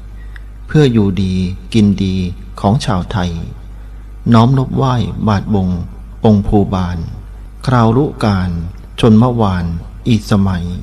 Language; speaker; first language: Thai; native; Thai